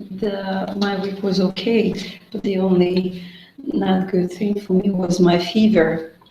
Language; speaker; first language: English; non-native, learner; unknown